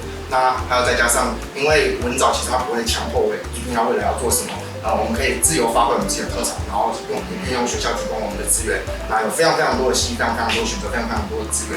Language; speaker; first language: Chinese; native; Chinese